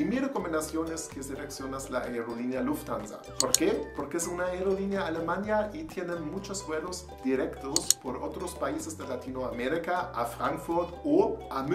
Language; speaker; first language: Spanish; non-native, learner; German